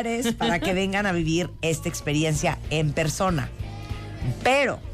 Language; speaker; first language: Spanish; native; Spanish